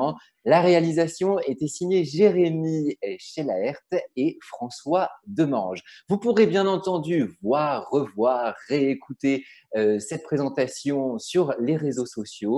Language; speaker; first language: French; native; French